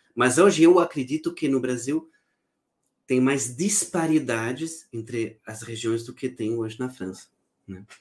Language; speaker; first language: Portuguese; non-native, fluent; French